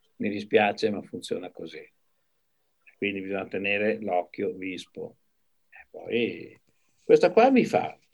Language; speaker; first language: Italian; native; Italian